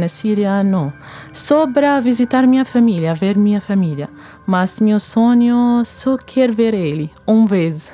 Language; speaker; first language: Portuguese; non-native, learner; Arabic